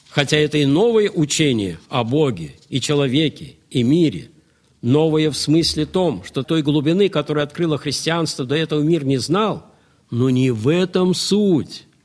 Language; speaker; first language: Russian; native; Russian